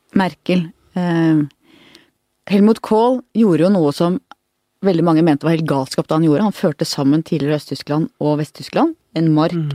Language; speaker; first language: Norwegian; native; Norwegian